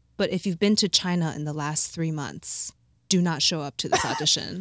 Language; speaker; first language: English; non-native, fluent; Chinese